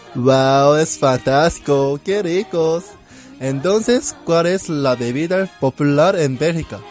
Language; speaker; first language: Spanish; non-native, learner; Korean